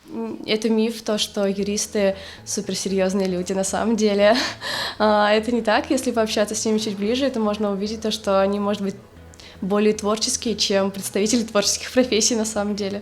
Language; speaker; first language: Russian; native; Russian